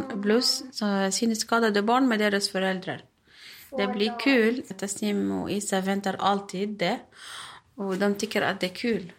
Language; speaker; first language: Swedish; non-native, learner; Arabic